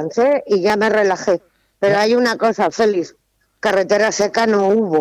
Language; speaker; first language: Spanish; native; Spanish